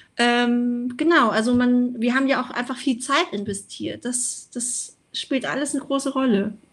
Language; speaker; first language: German; early bilingual, other home language; Vietnamese